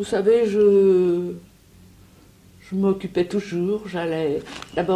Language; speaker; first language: French; native; French